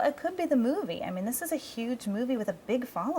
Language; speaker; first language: English; native; English